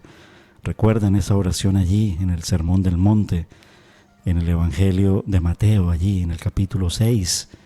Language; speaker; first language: Spanish; native; Spanish